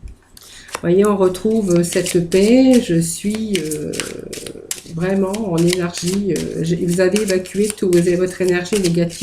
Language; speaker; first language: French; native; French